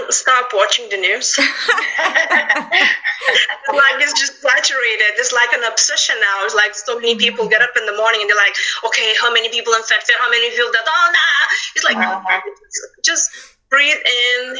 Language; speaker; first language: English; non-native, fluent; Lithuanian